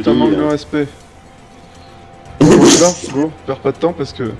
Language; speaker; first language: French; native; French